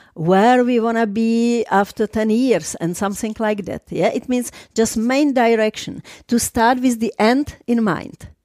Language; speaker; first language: English; non-native, fluent; Czech